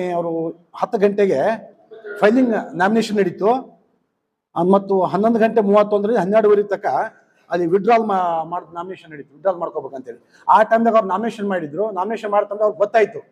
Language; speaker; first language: Kannada; non-native, local second language; Lambadi